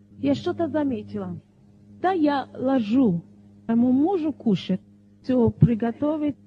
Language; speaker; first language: Russian; non-native, fluent; Yoruba